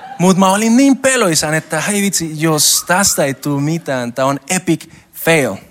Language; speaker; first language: Finnish; non-native, learner; Spanish